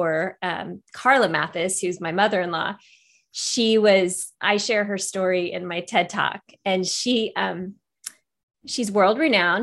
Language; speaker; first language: English; native; English